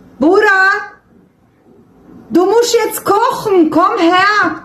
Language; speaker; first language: German; early bilingual, other home language; Turkish